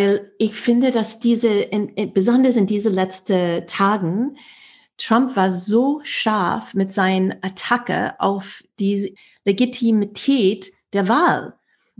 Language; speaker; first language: German; non-native, fluent; English